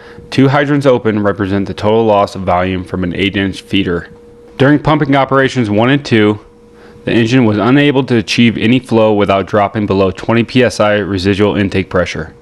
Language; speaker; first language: English; native; English